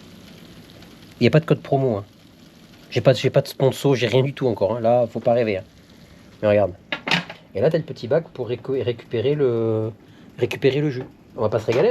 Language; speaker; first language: French; native; French